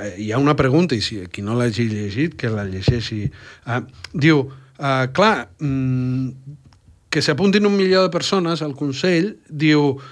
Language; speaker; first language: Catalan; native; Catalan